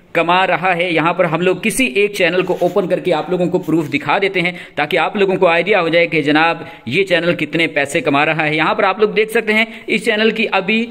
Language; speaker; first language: Urdu; non-native, local second language; Sindhi